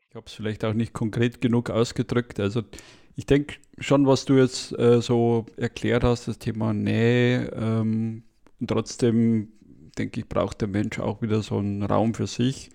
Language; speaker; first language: German; native; German